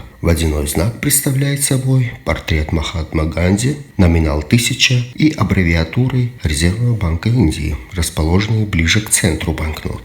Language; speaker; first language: Russian; native; Russian